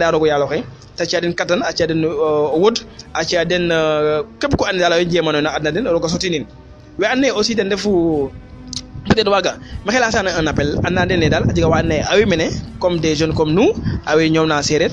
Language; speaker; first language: English; non-native, fluent; Serer